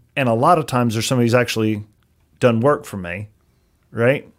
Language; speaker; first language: English; native; English